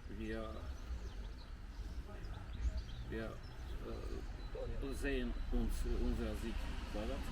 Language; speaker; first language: German; non-native, learner; Ukrainian